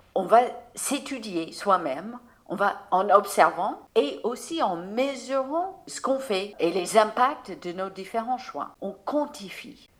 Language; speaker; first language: French; non-native, fluent; English